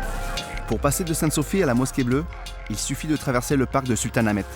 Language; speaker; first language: French; native; French